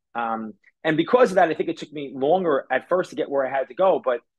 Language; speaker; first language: English; native; English